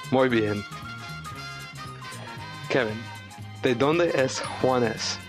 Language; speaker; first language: Spanish; non-native, learner; English